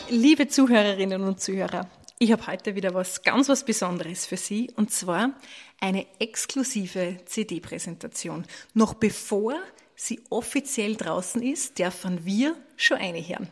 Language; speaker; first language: German; native; German